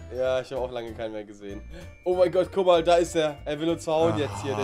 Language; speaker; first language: German; native; German